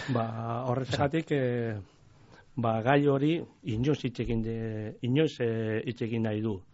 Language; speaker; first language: Basque; non-native, local second language; Spanish